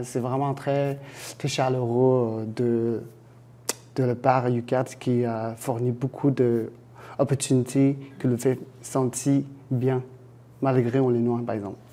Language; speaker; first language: French; non-native, fluent; Chinese